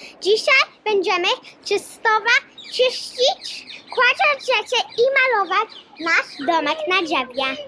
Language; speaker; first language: Polish; early bilingual, heritage; Polish